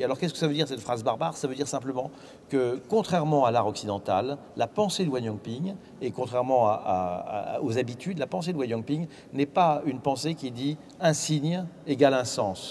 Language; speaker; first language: French; native; French